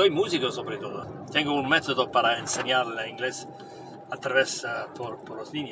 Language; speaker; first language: Spanish; non-native, fluent; English